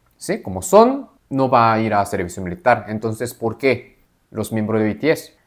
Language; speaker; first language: Spanish; non-native, fluent; Korean